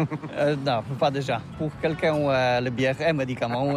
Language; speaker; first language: French; non-native, learner; Polish